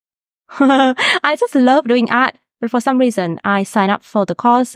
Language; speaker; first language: English; non-native, fluent; Vietnamese